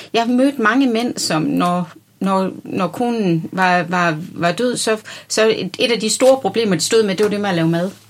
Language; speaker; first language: Danish; native; Danish